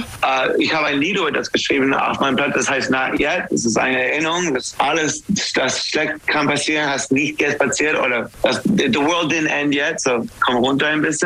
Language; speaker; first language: German; non-native, fluent; English